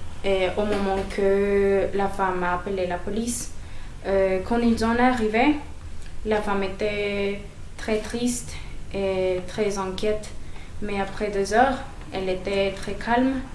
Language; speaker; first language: French; non-native, learner; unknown